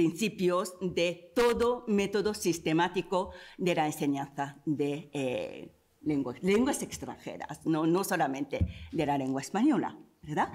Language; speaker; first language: Spanish; non-native, fluent; Japanese